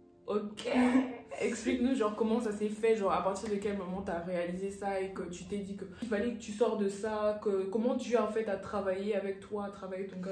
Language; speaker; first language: French; native; French